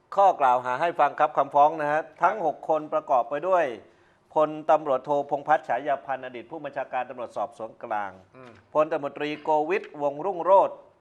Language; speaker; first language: Thai; native; Thai